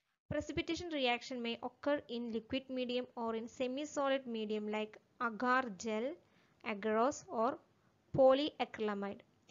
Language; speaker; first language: English; non-native, local second language; Malayalam